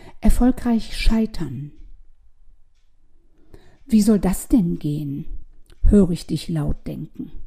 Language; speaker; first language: German; native; German